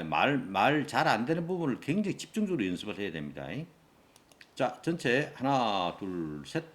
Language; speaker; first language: Korean; native; Korean